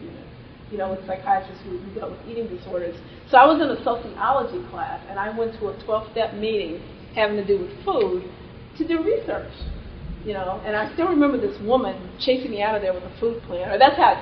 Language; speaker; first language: English; native; English